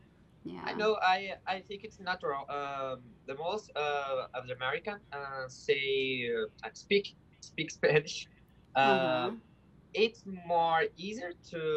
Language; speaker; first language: English; non-native, learner; Portuguese